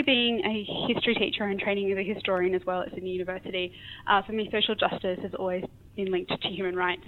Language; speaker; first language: English; native; English